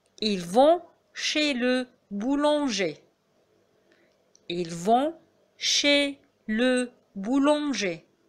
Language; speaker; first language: French; non-native, fluent; Arabic